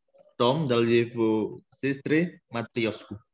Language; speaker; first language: Russian; non-native, learner; Indonesian